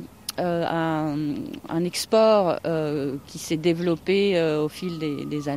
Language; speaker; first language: French; non-native, fluent; Norwegian